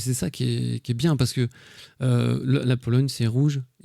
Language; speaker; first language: French; native; French